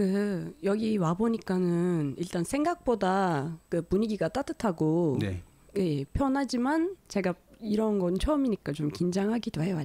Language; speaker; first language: Korean; non-native, fluent; Turkish